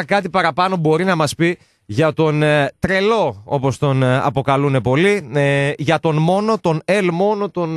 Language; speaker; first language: Greek; native; Greek